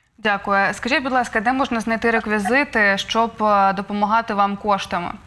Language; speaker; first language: Ukrainian; native; Ukrainian